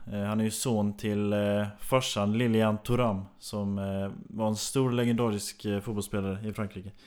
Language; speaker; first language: Swedish; native; Swedish